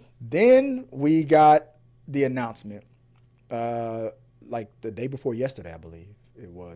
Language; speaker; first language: English; native; English